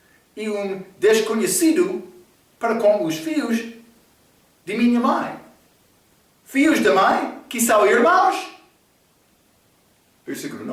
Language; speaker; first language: Portuguese; non-native, fluent; English